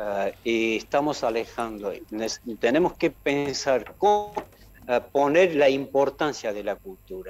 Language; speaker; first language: Spanish; non-native, fluent; Armenian